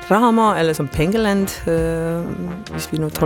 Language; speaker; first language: Danish; non-native, fluent; Estonian